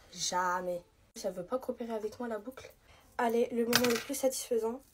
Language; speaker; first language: French; native; French